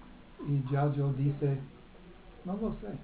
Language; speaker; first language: Spanish; non-native, fluent; English